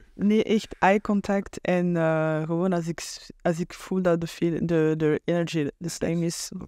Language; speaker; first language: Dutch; non-native, local second language; French